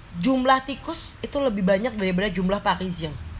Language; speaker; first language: Indonesian; native; Indonesian